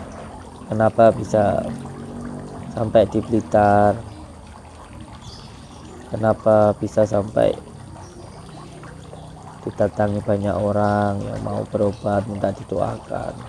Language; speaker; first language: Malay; non-native, local second language; Javanese